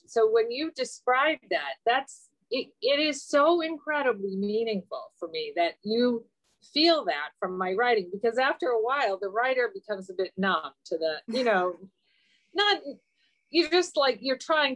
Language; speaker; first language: English; native; English